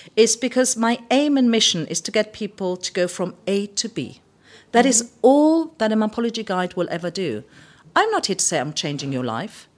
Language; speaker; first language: English; early bilingual, other home language; German